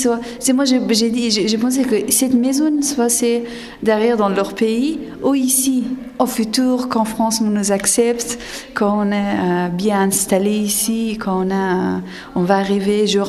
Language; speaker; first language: French; non-native, learner; Persian